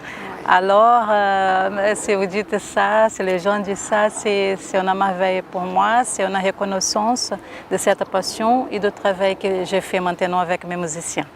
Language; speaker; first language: French; non-native, local second language; Portuguese